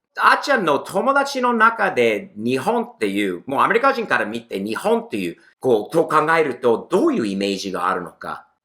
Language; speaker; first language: Japanese; non-native, fluent; English